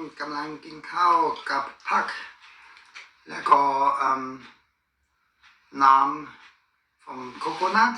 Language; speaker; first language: Thai; non-native, learner; German